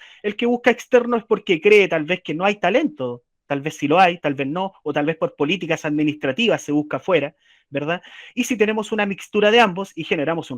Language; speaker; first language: Spanish; native; Spanish